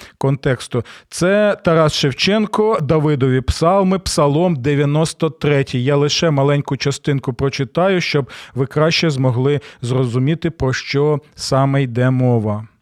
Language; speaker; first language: Ukrainian; non-native, local second language; Russian